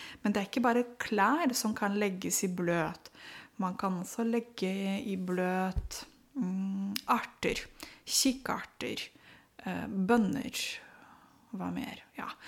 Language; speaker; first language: Norwegian; non-native, fluent; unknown